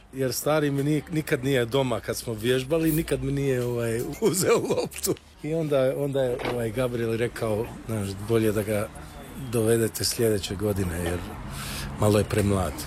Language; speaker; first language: Croatian; early bilingual, heritage; Croatian